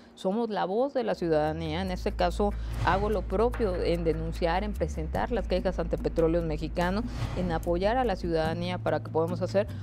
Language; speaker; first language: Spanish; native; Spanish